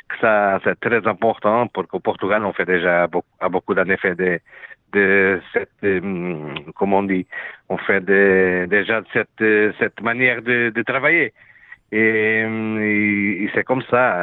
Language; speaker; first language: French; non-native, learner; Portuguese